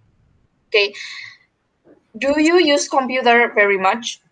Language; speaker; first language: English; non-native, fluent; Indonesian